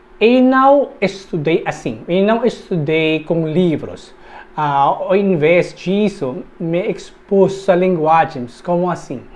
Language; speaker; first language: Portuguese; non-native, learner; Filipino